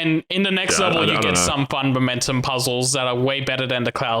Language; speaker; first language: English; native; English